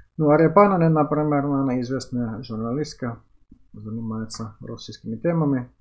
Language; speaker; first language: Russian; non-native, fluent; Finnish